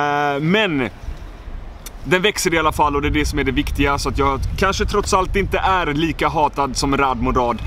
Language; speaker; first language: Swedish; native; Swedish